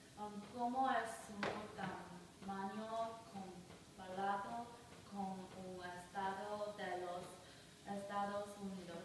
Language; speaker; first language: Spanish; non-native, learner; English